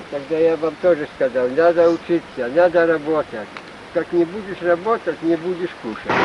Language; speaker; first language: Russian; non-native, learner; Polish